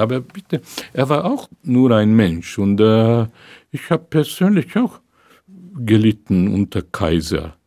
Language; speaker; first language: German; non-native, fluent; Hungarian